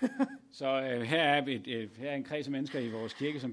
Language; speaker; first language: Danish; native; Danish